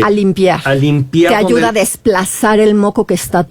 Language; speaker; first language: Spanish; native; Spanish